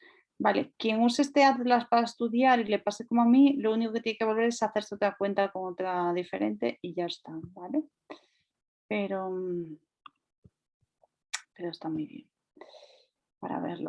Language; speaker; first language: Spanish; native; Spanish